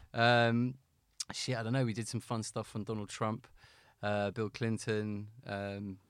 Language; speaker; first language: English; native; English